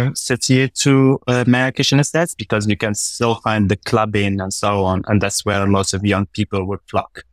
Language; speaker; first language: English; non-native, fluent; Arabic